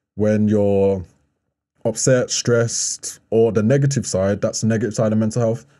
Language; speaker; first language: English; native; English